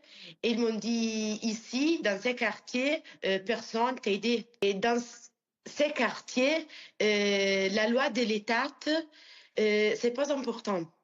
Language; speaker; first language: French; non-native, learner; Italian